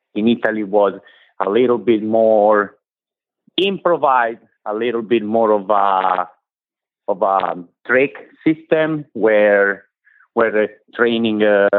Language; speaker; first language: English; non-native, fluent; Italian